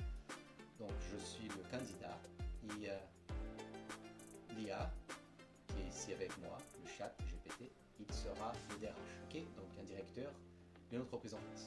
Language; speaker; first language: French; non-native, fluent; Portuguese